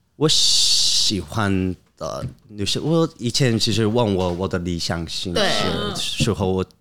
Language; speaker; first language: Chinese; non-native, learner; Korean